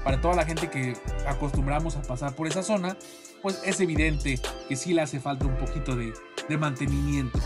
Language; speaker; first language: Spanish; native; Spanish